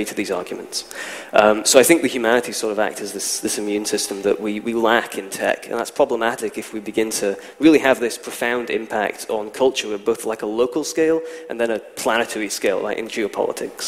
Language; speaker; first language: English; native; English